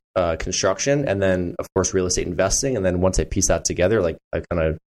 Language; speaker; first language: English; native; English